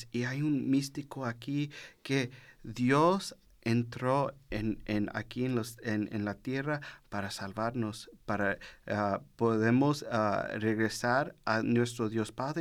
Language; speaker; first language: Spanish; early bilingual, heritage; Spanish